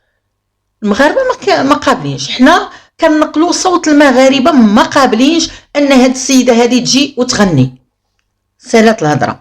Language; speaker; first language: Arabic; native; Arabic